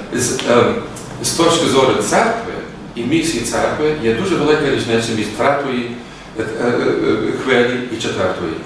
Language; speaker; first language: Ukrainian; early bilingual, heritage; Ukrainian